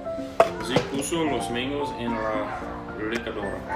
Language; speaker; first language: Spanish; non-native, learner; English